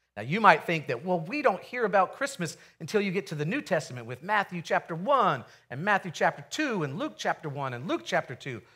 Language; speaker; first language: English; native; English